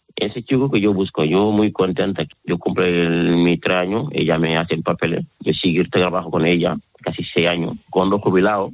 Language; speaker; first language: Spanish; non-native, learner; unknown